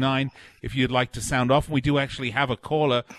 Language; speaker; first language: English; native; English